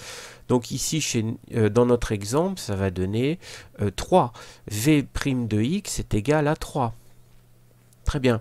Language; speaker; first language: French; native; French